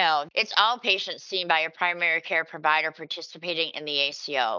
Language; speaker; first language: English; native; English